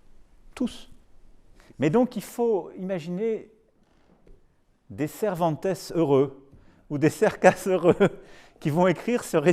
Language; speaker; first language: French; native; French